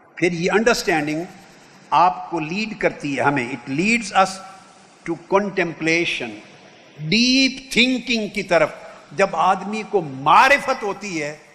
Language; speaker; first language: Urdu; non-native, local second language; Punjabi